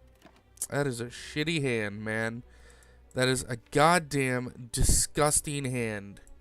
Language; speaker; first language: English; native; English